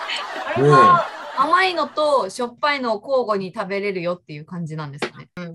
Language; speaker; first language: Japanese; native; Japanese